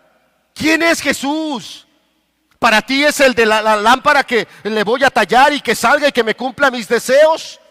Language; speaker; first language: Spanish; native; Spanish